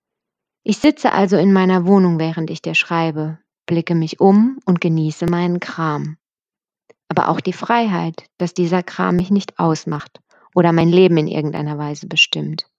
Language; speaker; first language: German; native; German